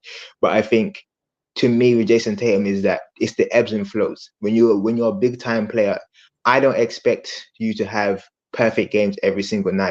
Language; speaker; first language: English; native; English